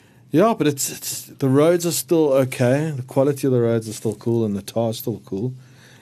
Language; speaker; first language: English; native; English